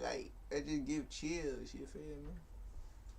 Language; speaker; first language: English; native; English